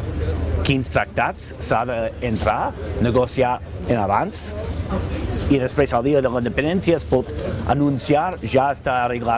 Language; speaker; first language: Catalan; non-native, learner; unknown